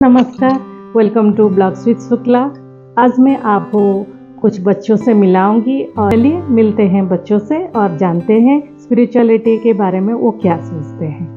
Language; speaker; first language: Hindi; non-native, local second language; Odia